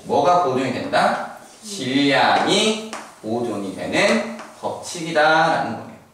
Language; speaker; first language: Korean; native; Korean